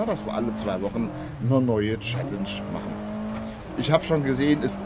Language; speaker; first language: German; native; German